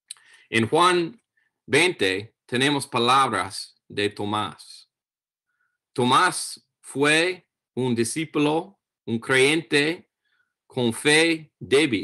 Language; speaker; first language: Spanish; non-native, learner; English